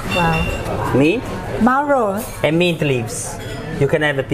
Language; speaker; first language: English; non-native, learner; Italian